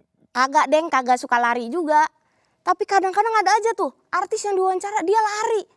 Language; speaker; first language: Indonesian; native; Indonesian